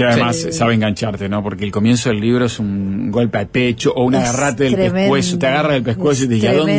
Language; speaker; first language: Spanish; native; Spanish